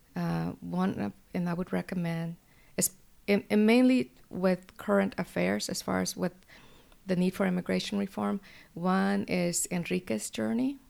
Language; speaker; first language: English; early bilingual, other home language; Spanish